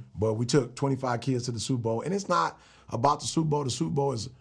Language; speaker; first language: English; native; English